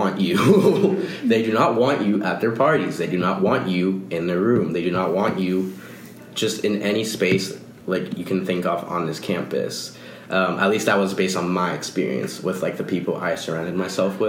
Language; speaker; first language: English; early bilingual, other home language; Spanish